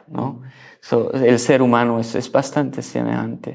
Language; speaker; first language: Spanish; non-native, learner; Hungarian